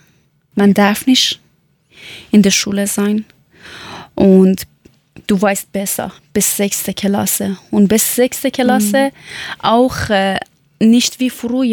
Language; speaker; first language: German; non-native, local second language; Persian